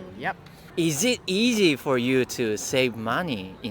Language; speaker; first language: English; non-native, fluent; Japanese